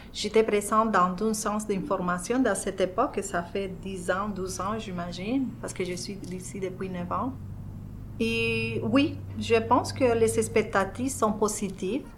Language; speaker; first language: French; non-native, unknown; Spanish